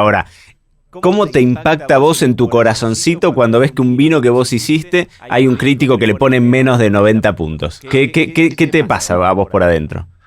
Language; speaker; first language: Spanish; native; Spanish